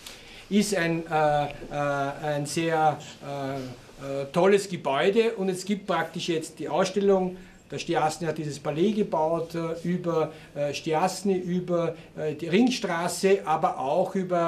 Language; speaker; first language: German; native; German